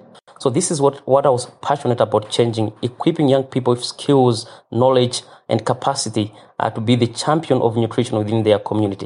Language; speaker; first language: English; non-native, local second language; Nyanja